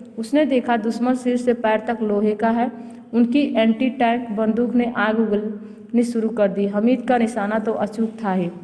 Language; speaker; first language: Hindi; native; Hindi